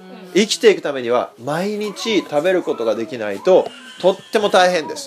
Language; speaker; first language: Japanese; native; Japanese